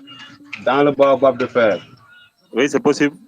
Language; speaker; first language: French; non-native, local second language; Wolof